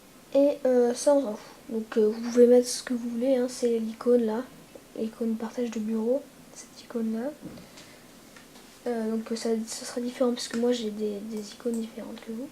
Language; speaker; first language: French; native; French